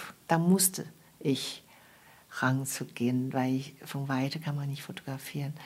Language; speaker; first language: German; non-native, fluent; Chinese